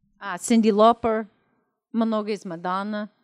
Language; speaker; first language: Russian; non-native, learner; English